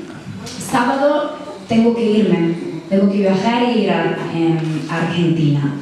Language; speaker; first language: Spanish; non-native, learner; Italian